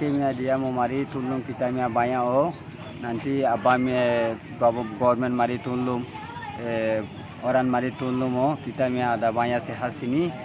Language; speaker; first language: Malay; non-native, learner; Rohingya